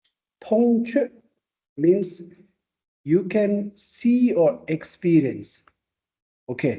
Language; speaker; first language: English; non-native, fluent; Tibetan